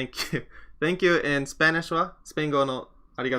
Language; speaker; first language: Japanese; non-native, learner; English